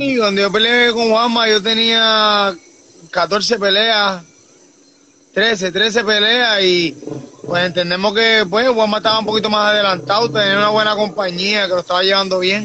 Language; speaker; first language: Spanish; native; Spanish